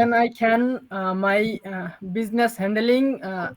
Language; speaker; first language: English; non-native, learner; Bangla